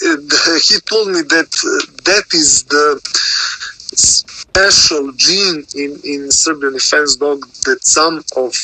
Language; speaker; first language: English; non-native, learner; Serbian